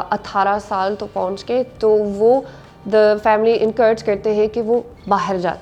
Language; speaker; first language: Hindi; non-native, learner; English